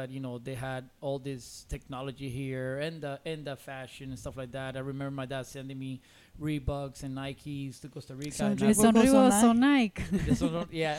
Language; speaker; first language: English; non-native, fluent; Spanish